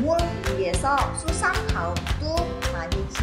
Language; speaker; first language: Korean; non-native, learner; Indonesian